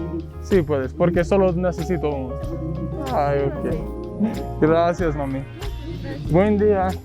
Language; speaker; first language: Spanish; non-native, learner; English